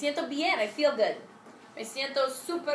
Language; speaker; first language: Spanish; non-native, learner; English